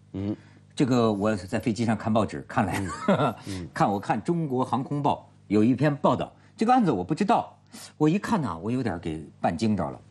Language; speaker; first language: Chinese; native; Chinese